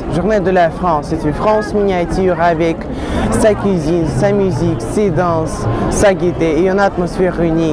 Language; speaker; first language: French; non-native, learner; Russian